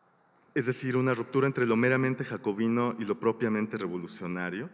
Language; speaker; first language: Spanish; native; Spanish